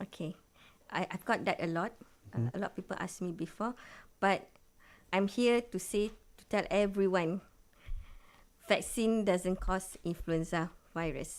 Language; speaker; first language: English; non-native, local second language; Malay